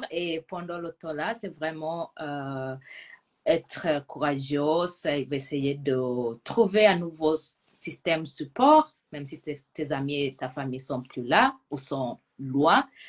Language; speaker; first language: French; non-native, fluent; Gusii